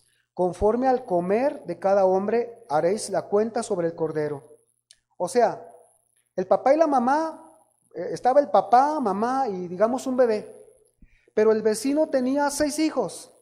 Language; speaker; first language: Spanish; native; Spanish